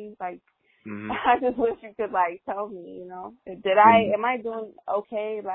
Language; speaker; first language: English; non-native, fluent; Spanish